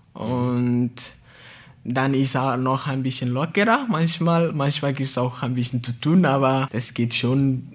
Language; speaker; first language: German; non-native, fluent; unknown